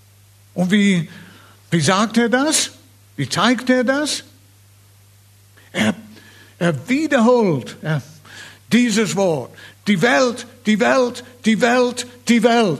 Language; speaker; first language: German; non-native, fluent; English